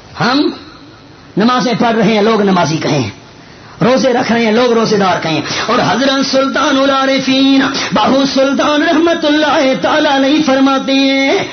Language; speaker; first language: Urdu; non-native, local second language; Northern Hindko